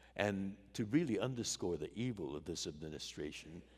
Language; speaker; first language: English; native; English